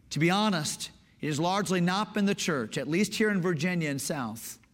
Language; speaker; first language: English; native; English